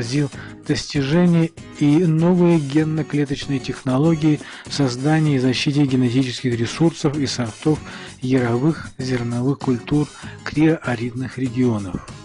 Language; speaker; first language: Russian; native; Russian